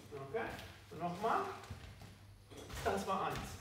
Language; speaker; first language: German; non-native, fluent; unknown